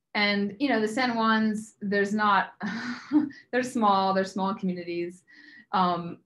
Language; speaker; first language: English; native; English